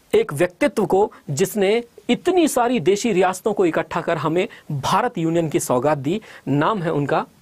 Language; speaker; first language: Hindi; native; Hindi